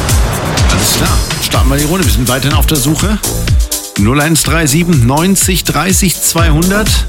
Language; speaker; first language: German; native; German